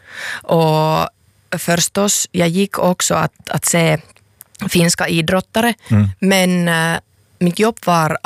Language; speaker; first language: Swedish; non-native, local second language; Finnish